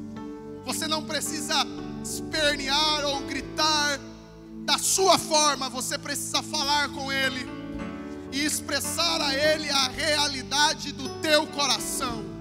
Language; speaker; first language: Portuguese; native; Portuguese